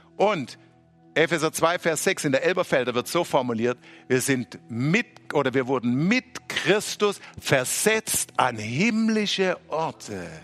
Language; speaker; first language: German; native; German